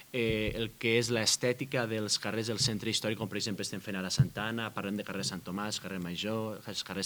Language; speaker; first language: Catalan; native; Catalan